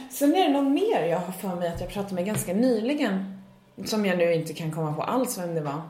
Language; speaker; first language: Swedish; native; Swedish